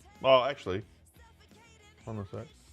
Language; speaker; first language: English; native; English